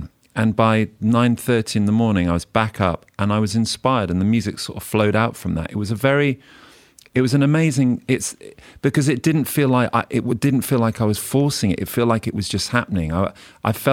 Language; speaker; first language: English; native; English